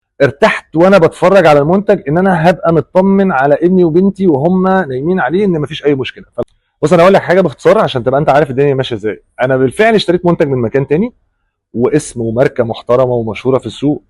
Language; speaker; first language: Arabic; native; Arabic